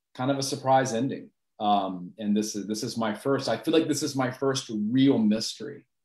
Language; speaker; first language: English; native; English